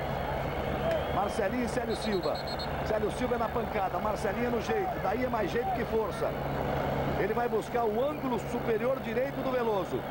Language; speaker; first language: Portuguese; native; Portuguese